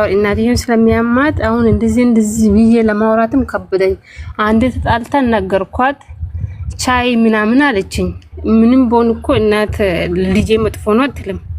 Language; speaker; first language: Amharic; non-native, local second language; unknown